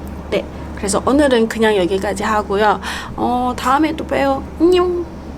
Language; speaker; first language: Korean; non-native, fluent; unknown